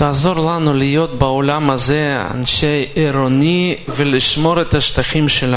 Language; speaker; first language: Hebrew; non-native, fluent; Russian